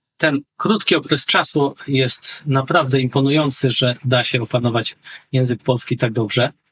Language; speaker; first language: Polish; native; Polish